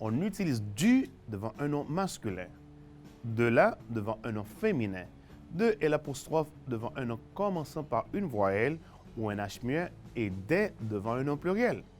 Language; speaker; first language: French; non-native, fluent; Spanish